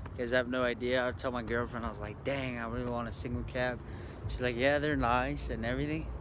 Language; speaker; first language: English; native; English